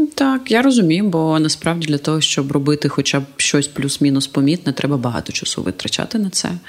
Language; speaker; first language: Ukrainian; non-native, local second language; Russian